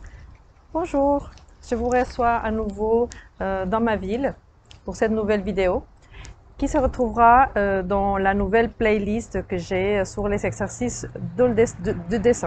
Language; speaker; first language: French; native; French